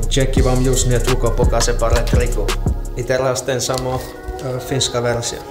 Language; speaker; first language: Polish; non-native, learner; Finnish